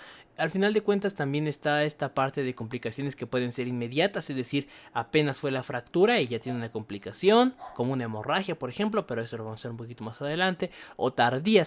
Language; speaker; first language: Spanish; native; Spanish